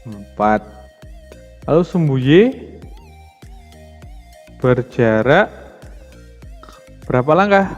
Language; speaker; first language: Indonesian; native; Indonesian